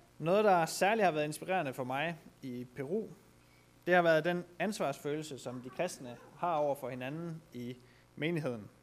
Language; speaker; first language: Danish; native; Danish